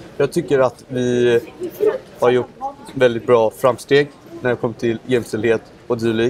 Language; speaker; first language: Swedish; native; Swedish